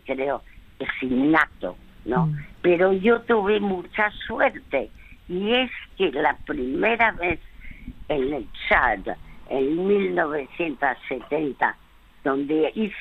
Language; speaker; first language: Spanish; early bilingual, other home language; French